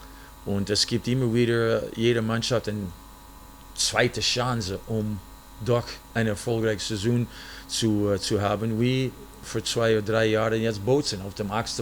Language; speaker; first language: German; non-native, fluent; English